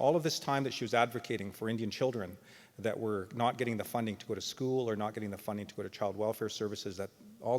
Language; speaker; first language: English; native; English